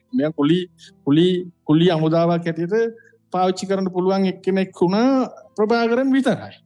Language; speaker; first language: Sinhala; non-native, local second language; Tamil